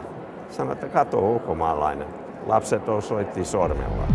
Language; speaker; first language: Finnish; non-native, fluent; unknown